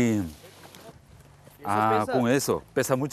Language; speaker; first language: Spanish; non-native, learner; Korean